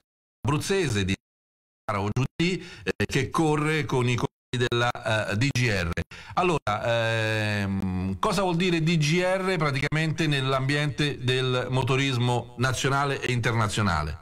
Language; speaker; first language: Italian; native; Italian